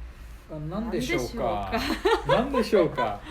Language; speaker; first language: Japanese; non-native, fluent; Dutch